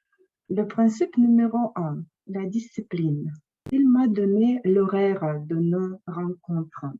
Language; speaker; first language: French; non-native, fluent; Russian